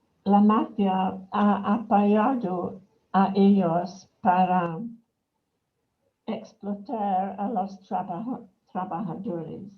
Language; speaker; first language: Spanish; non-native, fluent; English